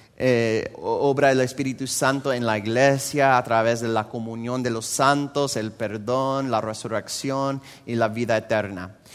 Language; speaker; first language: Spanish; non-native, fluent; English